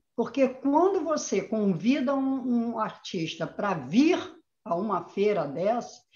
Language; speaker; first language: Portuguese; native; Portuguese